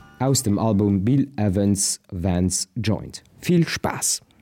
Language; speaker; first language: German; non-native, local second language; Luxembourgish